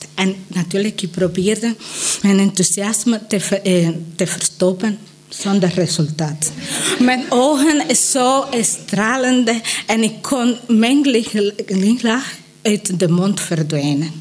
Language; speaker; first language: Dutch; non-native, learner; Spanish